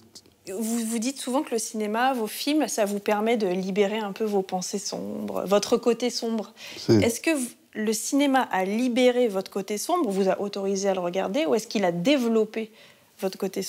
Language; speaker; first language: French; native; French